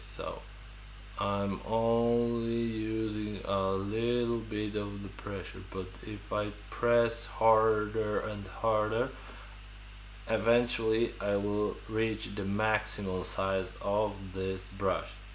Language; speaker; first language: English; non-native, fluent; Polish